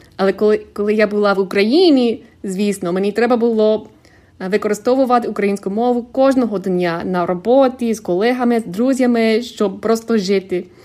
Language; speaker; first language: Ukrainian; non-native, fluent; English